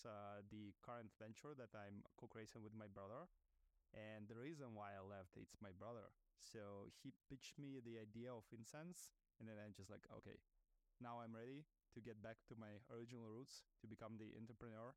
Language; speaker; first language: English; non-native, fluent; Russian